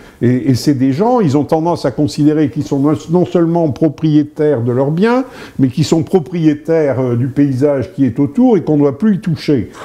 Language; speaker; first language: French; native; French